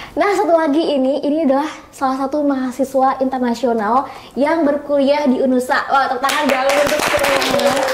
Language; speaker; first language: Indonesian; native; Indonesian